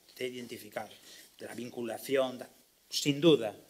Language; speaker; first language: Spanish; native; Spanish